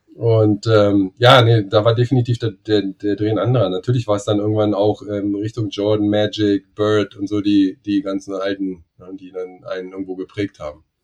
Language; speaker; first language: German; native; German